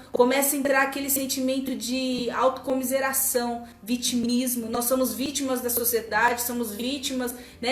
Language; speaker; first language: Portuguese; native; Portuguese